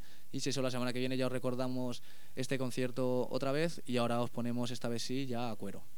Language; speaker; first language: Spanish; native; Spanish